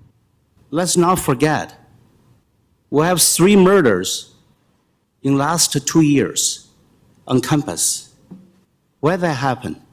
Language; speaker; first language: English; non-native, fluent; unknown